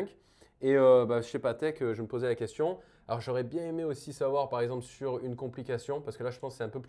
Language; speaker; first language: French; native; French